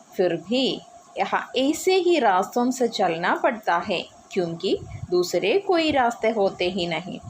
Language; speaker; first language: Hindi; non-native, local second language; Malayalam